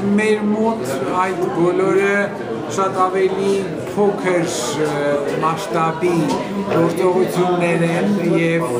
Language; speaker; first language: Armenian; native; Armenian